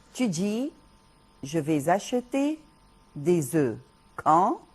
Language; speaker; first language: French; non-native, fluent; Arabic